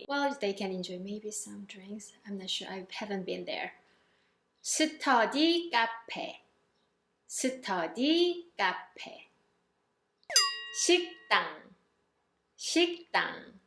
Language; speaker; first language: English; non-native, fluent; Korean